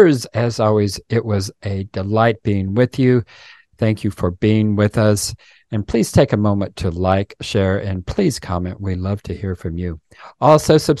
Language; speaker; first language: English; native; English